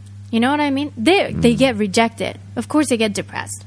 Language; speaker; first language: English; non-native, fluent; Japanese